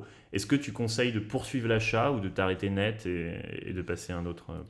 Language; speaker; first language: French; native; French